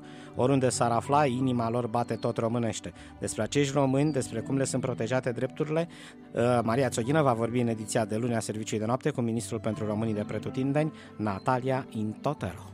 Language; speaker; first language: Romanian; native; Romanian